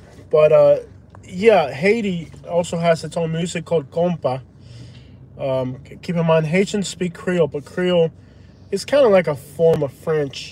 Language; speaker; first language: English; early bilingual, other home language; Spanish